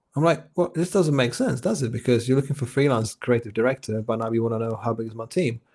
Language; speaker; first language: English; non-native, fluent; Czech